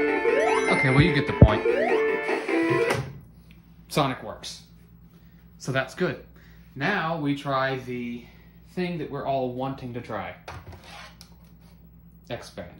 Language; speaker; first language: English; native; English